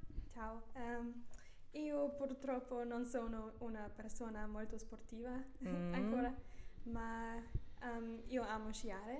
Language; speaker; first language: Italian; non-native, learner; German